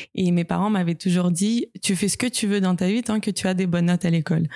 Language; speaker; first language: French; non-native, fluent; Russian